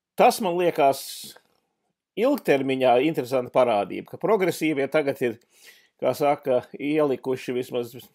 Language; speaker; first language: Latvian; early bilingual, heritage; English